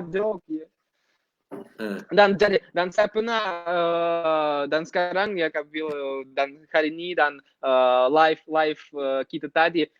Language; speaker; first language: Indonesian; non-native, fluent; Russian